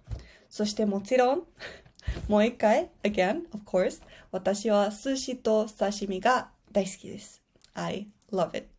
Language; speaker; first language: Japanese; non-native, fluent; Spanish